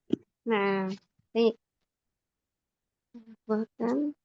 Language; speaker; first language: Arabic; non-native, fluent; Indonesian